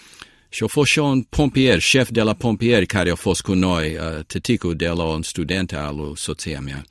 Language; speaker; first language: Romanian; early bilingual, heritage; Romanian